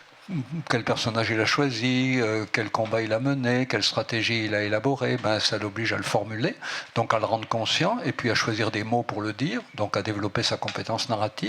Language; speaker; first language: French; native; French